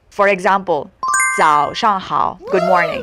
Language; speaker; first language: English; non-native, local second language; Filipino